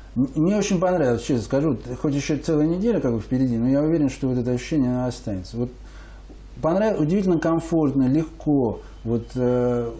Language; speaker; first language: Russian; native; Russian